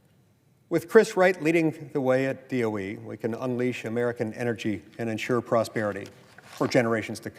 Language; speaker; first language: English; native; English